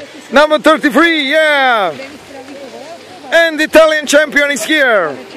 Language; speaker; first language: English; non-native, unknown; Croatian